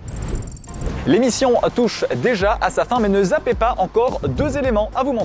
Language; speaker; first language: French; native; French